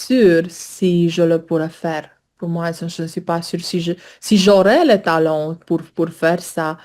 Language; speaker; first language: French; non-native, fluent; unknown